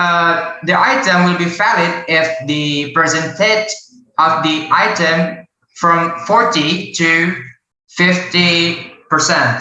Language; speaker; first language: English; non-native, learner; Indonesian